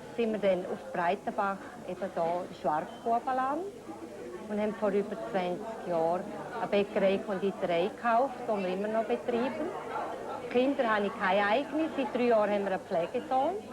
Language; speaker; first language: German; native; German